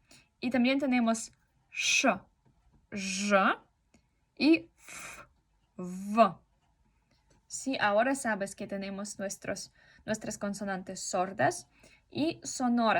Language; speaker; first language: Spanish; non-native, fluent; Russian